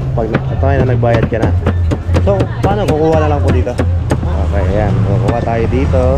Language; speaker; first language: Filipino; non-native, local second language; Waray